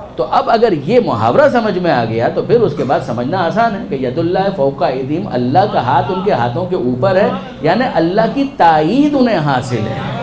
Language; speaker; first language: Urdu; non-native, local second language; Gujarati